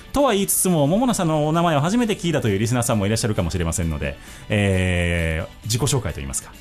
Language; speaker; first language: Japanese; native; Japanese